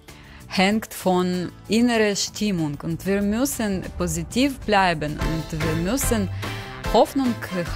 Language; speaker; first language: German; non-native, learner; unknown